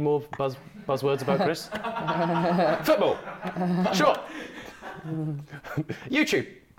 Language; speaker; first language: English; native; English